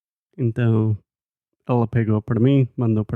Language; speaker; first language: Portuguese; non-native, fluent; English